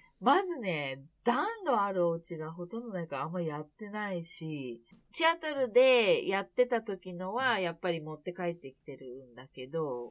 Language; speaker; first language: Japanese; early bilingual, heritage; Japanese